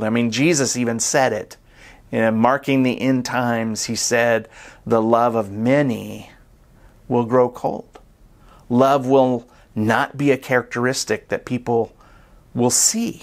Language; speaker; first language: English; native; English